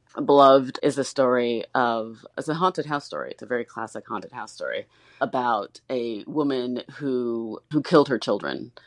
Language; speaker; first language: English; native; English